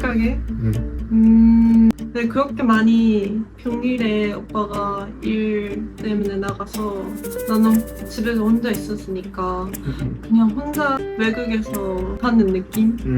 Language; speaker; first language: Korean; non-native, fluent; Japanese